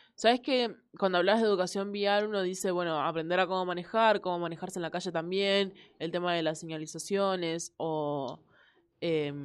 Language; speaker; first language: Spanish; native; Spanish